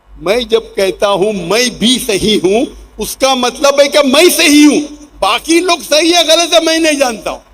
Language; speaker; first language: Urdu; non-native, local second language; Konkani